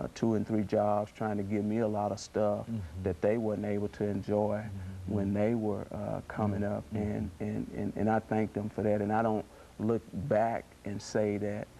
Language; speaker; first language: English; native; English